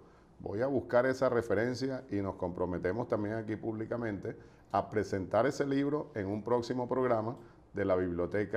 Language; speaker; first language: Spanish; native; Spanish